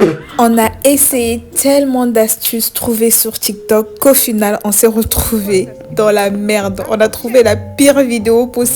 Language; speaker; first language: French; native; French